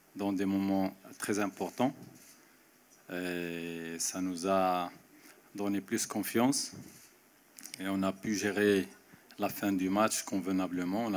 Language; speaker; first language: French; non-native, local second language; Arabic